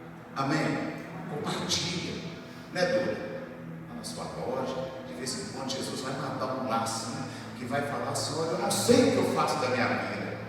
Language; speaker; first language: Portuguese; native; Portuguese